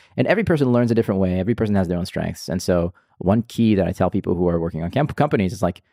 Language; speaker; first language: English; non-native, fluent; Hebrew